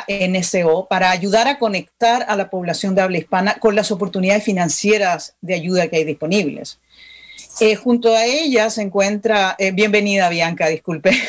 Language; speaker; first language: Spanish; native; Spanish